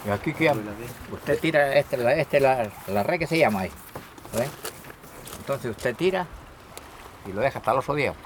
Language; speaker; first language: Spanish; native; Spanish